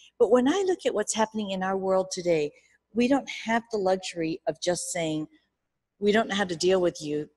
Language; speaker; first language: English; early bilingual, other home language; Japanese